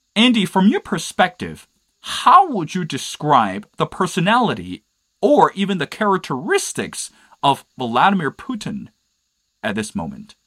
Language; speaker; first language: English; non-native, fluent; Chinese